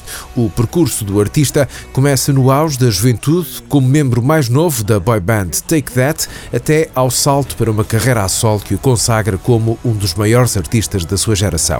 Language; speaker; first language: Portuguese; native; Portuguese